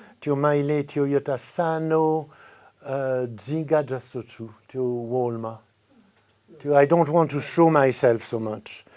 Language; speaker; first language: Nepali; non-native, fluent; French